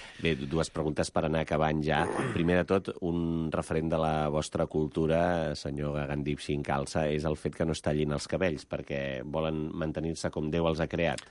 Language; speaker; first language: Catalan; native; Catalan